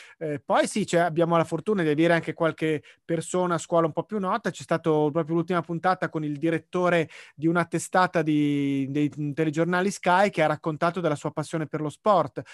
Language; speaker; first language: Italian; native; Italian